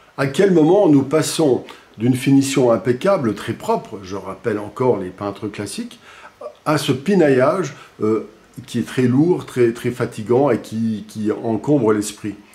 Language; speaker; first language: French; native; French